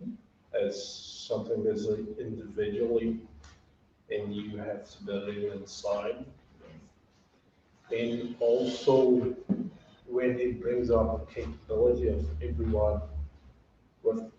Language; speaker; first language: English; non-native, fluent; Portuguese